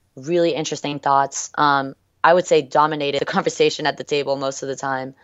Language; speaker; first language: English; early bilingual, other home language; French